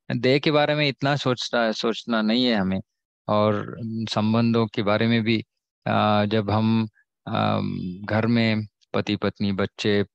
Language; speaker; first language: Hindi; non-native, local second language; Kannada